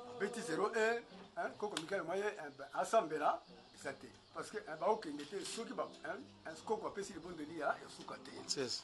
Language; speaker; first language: Lingala; non-native, local second language; Kongo